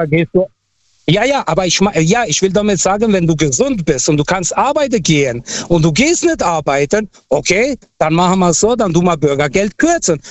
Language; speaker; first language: German; non-native, fluent; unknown